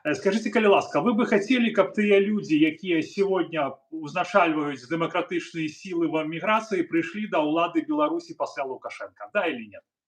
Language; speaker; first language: Belarusian; native; Belarusian